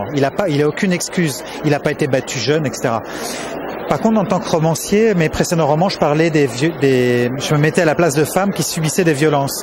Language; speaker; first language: French; native; French